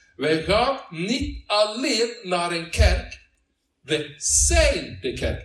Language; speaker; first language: Dutch; non-native, learner; Norwegian